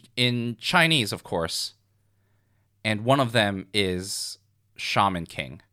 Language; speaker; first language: English; non-native, local second language; Cantonese